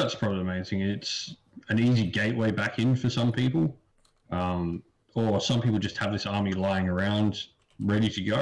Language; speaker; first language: English; native; English